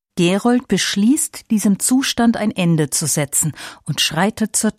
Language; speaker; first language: German; native; German